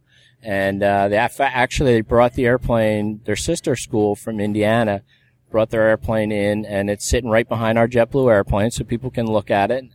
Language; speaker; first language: English; native; English